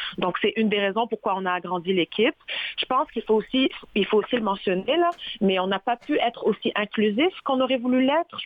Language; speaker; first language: French; early bilingual, other home language; Arabic